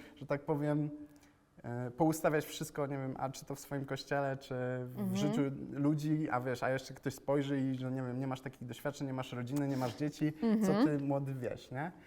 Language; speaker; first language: Polish; native; Polish